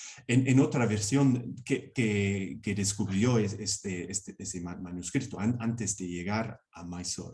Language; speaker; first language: Spanish; non-native, fluent; English